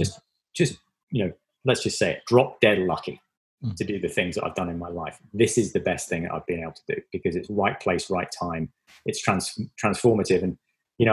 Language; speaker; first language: English; native; English